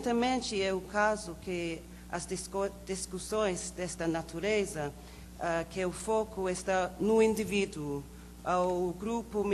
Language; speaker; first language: Portuguese; non-native, learner; English